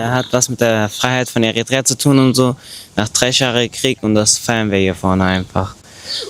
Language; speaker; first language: German; non-native, fluent; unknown